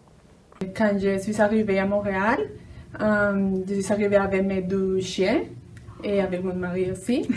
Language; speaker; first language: French; non-native, learner; Spanish